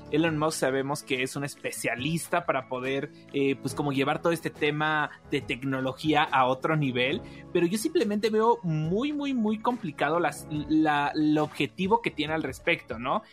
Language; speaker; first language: Spanish; native; Spanish